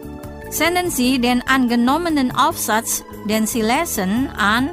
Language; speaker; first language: German; non-native, fluent; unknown